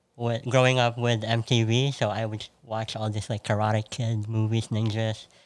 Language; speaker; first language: English; non-native, local second language; Filipino